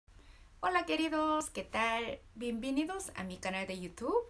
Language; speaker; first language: Spanish; non-native, learner; Korean